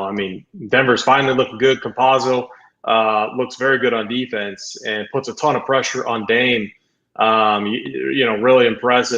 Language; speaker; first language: English; native; English